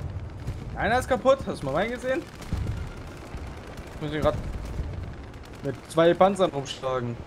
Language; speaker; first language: German; native; German